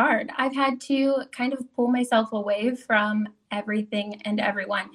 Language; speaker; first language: English; native; English